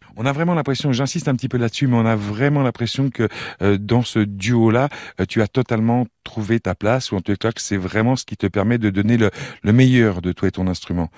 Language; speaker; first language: French; native; French